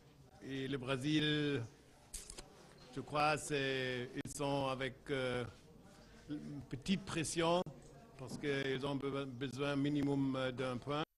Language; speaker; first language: French; non-native, fluent; German